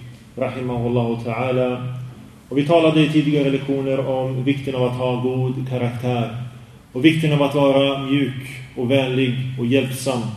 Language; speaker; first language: Swedish; early bilingual, other home language; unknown